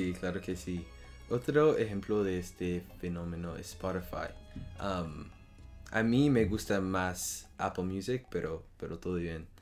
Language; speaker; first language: Spanish; non-native, learner; French